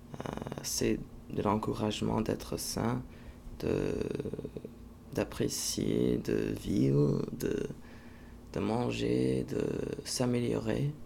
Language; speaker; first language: French; non-native, fluent; English